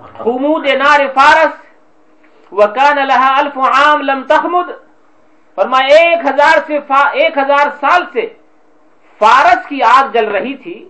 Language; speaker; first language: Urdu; native; Urdu